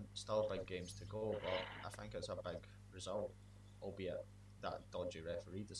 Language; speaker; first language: English; native; English